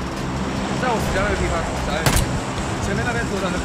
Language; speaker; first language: Chinese; native; Chinese